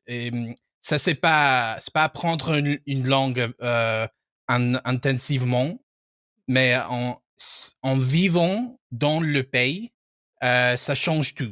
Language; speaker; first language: French; non-native, fluent; English